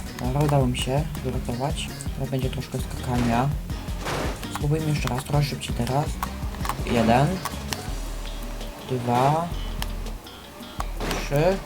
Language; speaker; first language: Polish; native; Polish